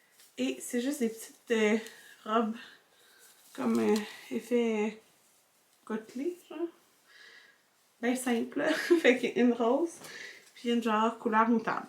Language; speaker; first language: French; native; French